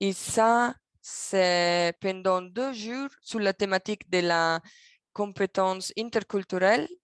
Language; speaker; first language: French; non-native, local second language; Italian